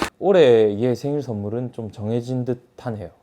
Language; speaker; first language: Korean; native; Korean